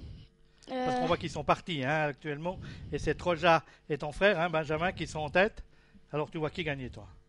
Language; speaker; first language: French; native; French